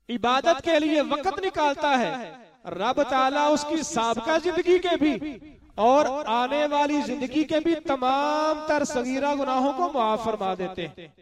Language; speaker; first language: Urdu; non-native, local second language; Punjabi